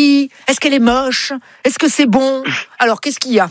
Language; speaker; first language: French; native; French